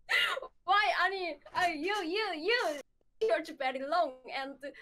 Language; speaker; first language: English; non-native, learner; Korean